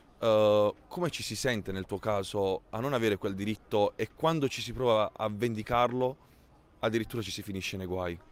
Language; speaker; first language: Italian; native; Italian